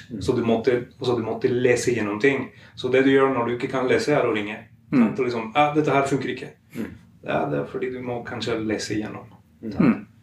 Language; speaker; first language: Norwegian; non-native, fluent; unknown